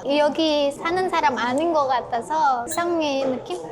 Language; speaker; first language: Korean; non-native, learner; Indonesian